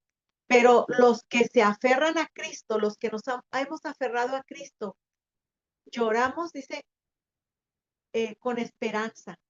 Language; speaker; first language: Spanish; native; Spanish